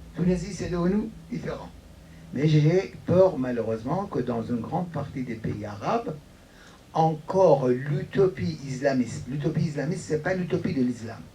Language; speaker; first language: French; non-native, fluent; Persian